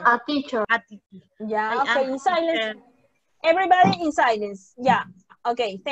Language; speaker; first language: English; non-native, fluent; Spanish